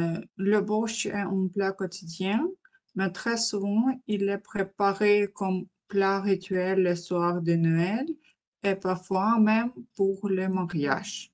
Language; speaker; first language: French; non-native, learner; Ukrainian